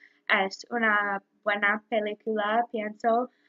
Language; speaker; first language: Spanish; non-native, learner; English